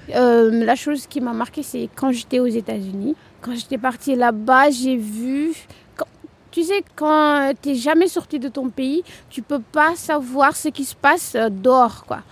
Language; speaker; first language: French; non-native, local second language; Wolof